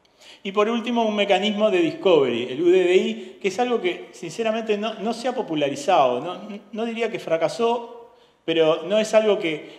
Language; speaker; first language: Spanish; native; Spanish